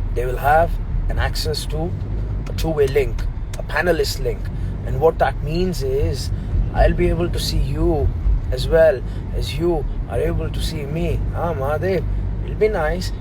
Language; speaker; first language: English; non-native, local second language; Hindi